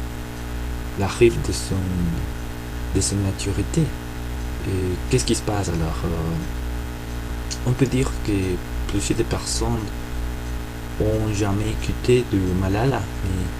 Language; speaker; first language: French; non-native, fluent; Spanish